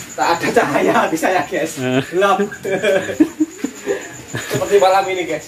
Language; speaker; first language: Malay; non-native, local second language; Javanese